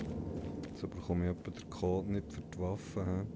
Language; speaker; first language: German; native; German